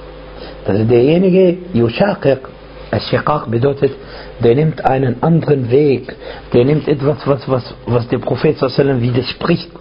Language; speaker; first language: German; non-native, fluent; Arabic